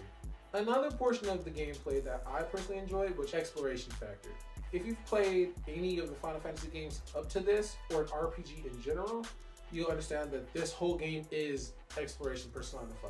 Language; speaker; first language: English; native; English